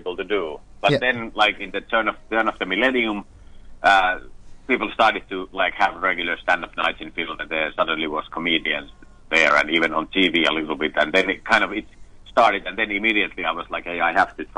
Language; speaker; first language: English; non-native, fluent; Finnish